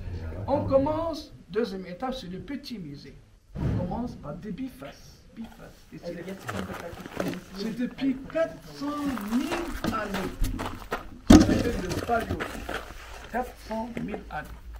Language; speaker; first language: French; non-native, local second language; Arabic